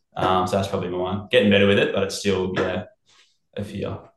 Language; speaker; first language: English; native; English